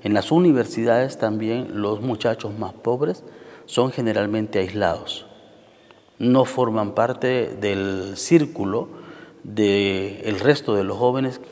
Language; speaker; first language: Spanish; native; Spanish